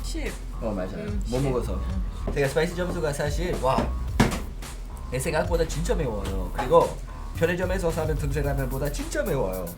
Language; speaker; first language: Korean; non-native, fluent; English